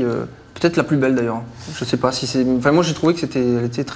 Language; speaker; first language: French; native; French